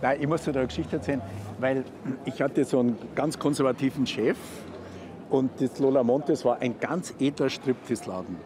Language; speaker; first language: German; native; German